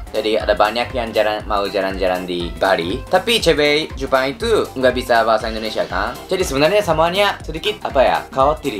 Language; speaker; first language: Indonesian; non-native, learner; Japanese